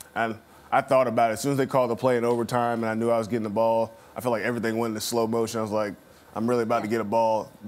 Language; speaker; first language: English; native; English